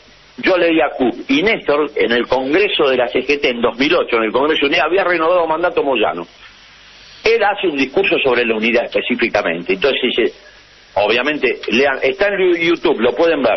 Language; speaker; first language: Spanish; native; Spanish